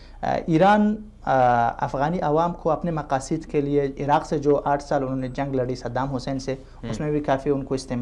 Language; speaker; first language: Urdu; non-native, fluent; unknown